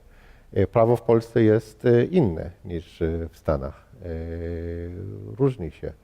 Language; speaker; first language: Polish; early bilingual, heritage; Polish